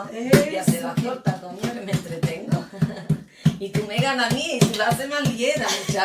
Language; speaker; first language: Spanish; native; Spanish